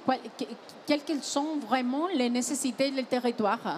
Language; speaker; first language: French; non-native, fluent; Spanish